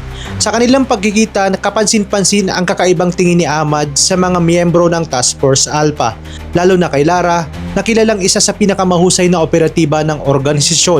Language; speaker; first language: Filipino; native; Filipino